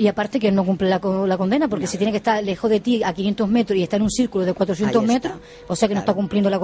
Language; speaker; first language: Spanish; native; Spanish